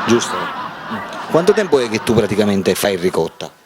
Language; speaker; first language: Italian; native; Italian